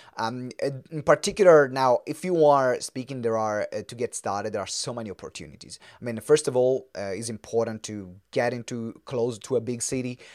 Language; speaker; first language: English; non-native, fluent; Italian